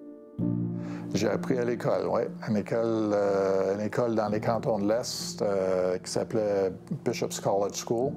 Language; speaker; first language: French; non-native, local second language; English